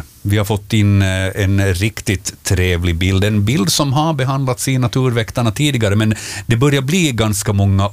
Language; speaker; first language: Swedish; native; Swedish